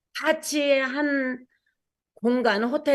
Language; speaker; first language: Korean; native; Korean